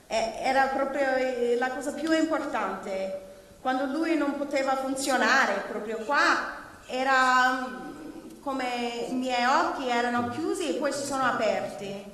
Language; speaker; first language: Italian; non-native, learner; English